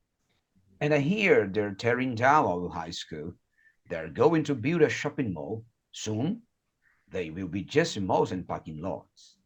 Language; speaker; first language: English; non-native, fluent; Portuguese